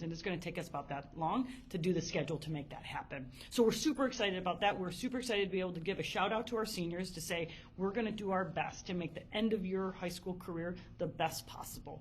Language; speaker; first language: English; native; English